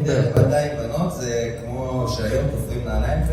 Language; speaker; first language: Hebrew; native; Hebrew